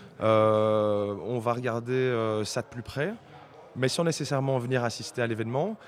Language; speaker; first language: French; native; French